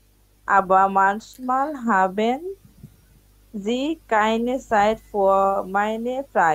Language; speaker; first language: German; non-native, learner; Bangla